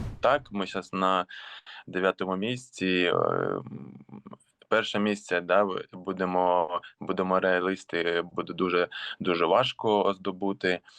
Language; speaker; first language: Ukrainian; non-native, local second language; Russian